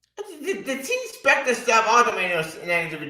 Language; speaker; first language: English; native; English